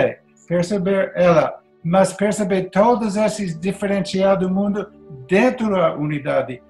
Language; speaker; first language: Portuguese; non-native, learner; English